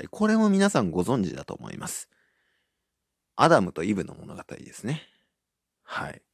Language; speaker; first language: Japanese; native; Japanese